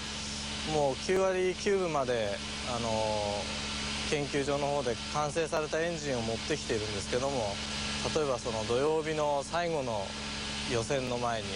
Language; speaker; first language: Japanese; native; Japanese